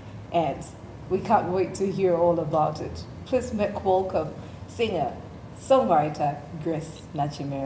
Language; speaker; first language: English; non-native, local second language; Ganda